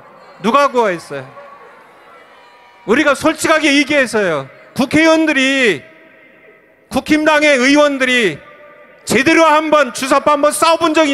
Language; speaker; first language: Korean; native; Korean